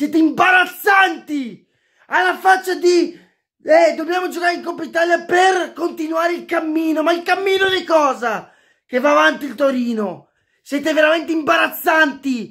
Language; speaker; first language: Italian; native; Italian